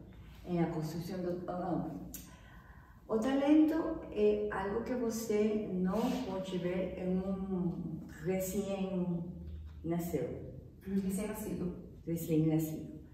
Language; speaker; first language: Portuguese; non-native, fluent; Spanish